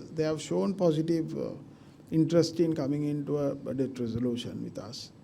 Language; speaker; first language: English; non-native, local second language; Sinhala